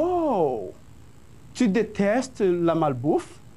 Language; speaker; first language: French; non-native, fluent; Spanish